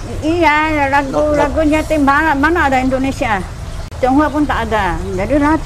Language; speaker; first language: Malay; non-native, local second language; Min Nan Chinese